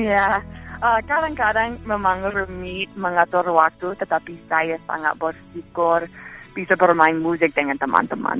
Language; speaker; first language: Indonesian; non-native, fluent; English